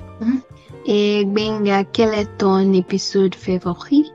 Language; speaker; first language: French; non-native, learner; English